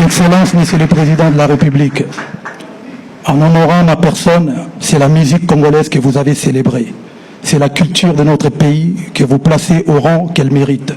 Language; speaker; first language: French; non-native, local second language; Lingala